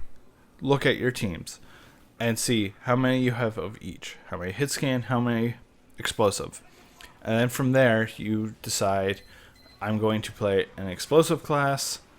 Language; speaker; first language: English; native; English